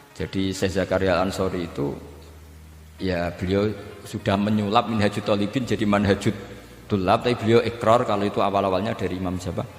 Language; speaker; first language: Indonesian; non-native, local second language; Javanese